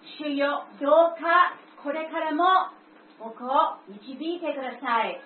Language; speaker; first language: Japanese; non-native, learner; English